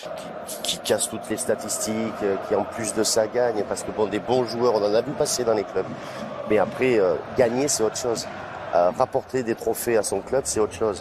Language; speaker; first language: French; native; French